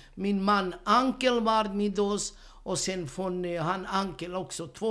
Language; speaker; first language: Swedish; non-native, learner; Romany